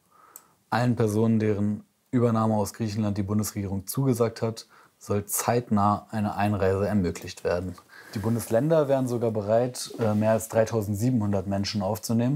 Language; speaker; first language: German; native; German